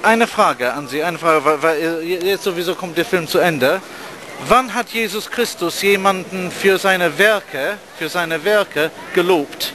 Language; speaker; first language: German; non-native, fluent; English